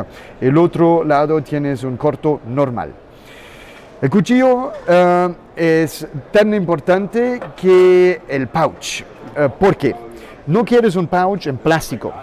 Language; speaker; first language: Spanish; non-native, learner; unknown